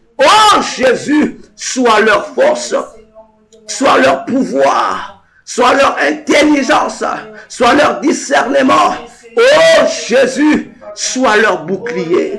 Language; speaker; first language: French; non-native, local second language; Lingala